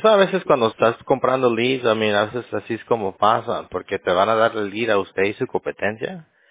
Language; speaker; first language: Spanish; early bilingual, heritage; Spanish